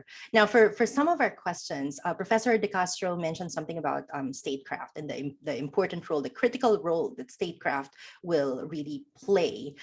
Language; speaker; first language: English; non-native, local second language; Filipino